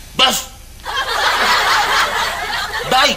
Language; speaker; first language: Japanese; non-native, learner; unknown